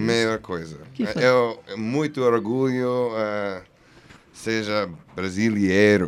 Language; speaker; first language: Portuguese; non-native, learner; English